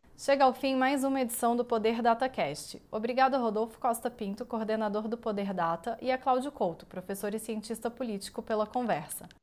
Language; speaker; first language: Portuguese; native; Portuguese